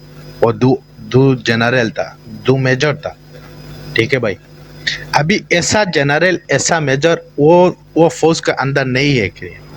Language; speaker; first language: Hindi; non-native, fluent; Bangla